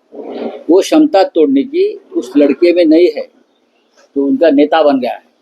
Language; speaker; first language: Hindi; non-native, local second language; Marathi